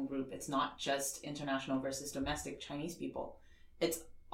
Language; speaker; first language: English; non-native, fluent; Chinese